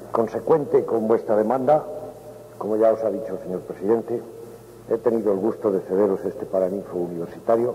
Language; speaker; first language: Spanish; native; Spanish